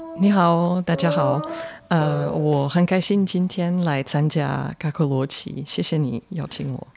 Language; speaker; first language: Chinese; non-native, fluent; French